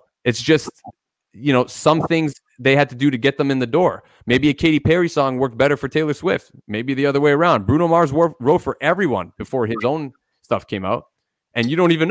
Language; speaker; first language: English; native; English